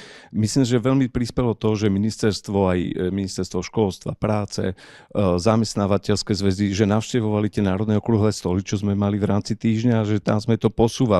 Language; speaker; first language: Slovak; native; Slovak